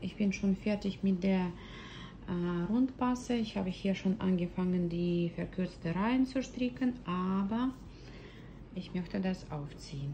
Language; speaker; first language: German; non-native, fluent; Russian